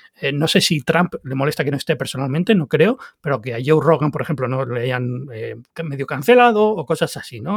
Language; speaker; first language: Spanish; native; Spanish